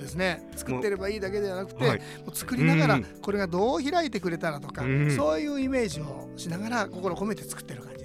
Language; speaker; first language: Japanese; native; Japanese